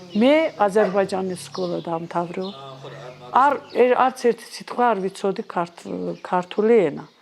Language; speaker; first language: Georgian; non-native, local second language; Azerbaijani